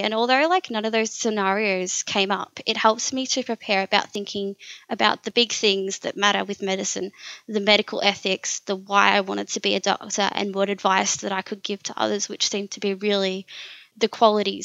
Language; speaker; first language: English; native; English